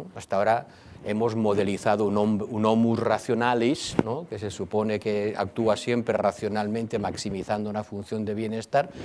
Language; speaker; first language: Spanish; non-native, local second language; Catalan